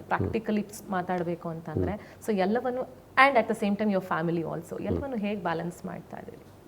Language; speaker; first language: Kannada; native; Kannada